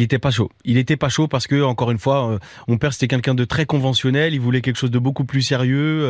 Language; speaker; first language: French; native; French